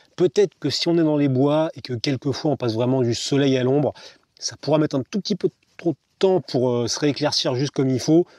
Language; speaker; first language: French; native; French